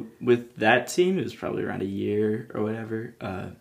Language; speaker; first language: English; native; English